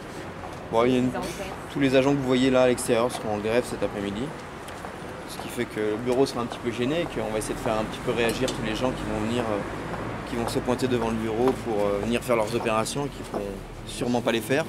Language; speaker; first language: French; native; French